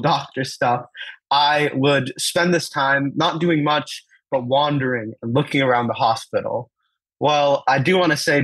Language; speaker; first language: English; early bilingual, other home language; Telugu